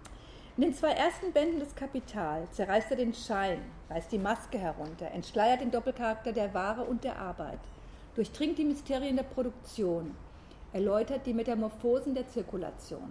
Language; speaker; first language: German; native; German